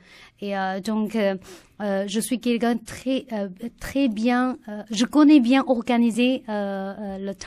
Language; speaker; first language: French; non-native, learner; Chinese